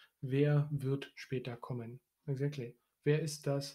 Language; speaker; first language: German; native; German